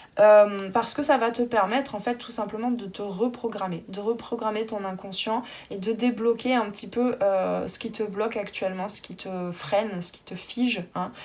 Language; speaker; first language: French; native; French